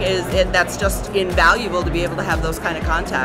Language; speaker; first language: English; native; English